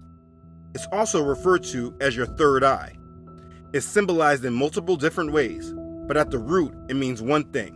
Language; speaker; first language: English; native; English